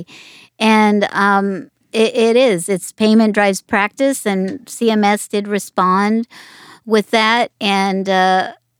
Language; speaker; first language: English; native; English